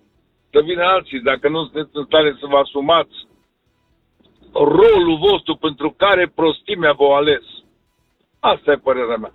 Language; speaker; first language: Romanian; native; Romanian